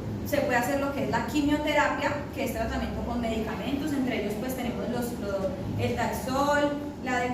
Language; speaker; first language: Spanish; native; Spanish